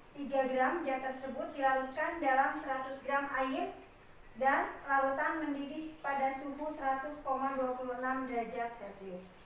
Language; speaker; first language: Indonesian; native; Indonesian